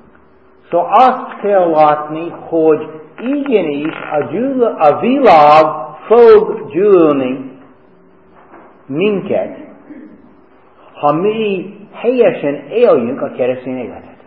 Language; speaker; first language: Hungarian; non-native, fluent; English